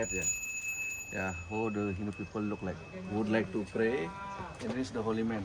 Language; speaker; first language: English; non-native, learner; Balinese